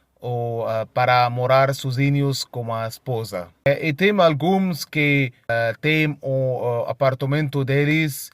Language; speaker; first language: Portuguese; non-native, fluent; Arabic